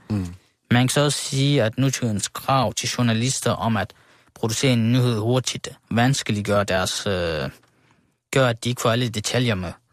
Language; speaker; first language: Danish; early bilingual, other home language; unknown